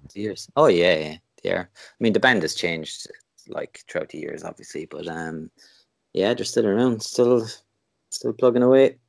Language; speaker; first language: English; native; English